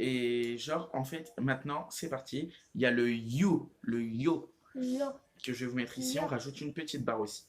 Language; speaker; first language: French; native; French